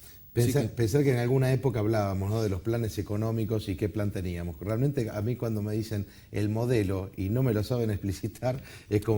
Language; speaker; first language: Spanish; native; Spanish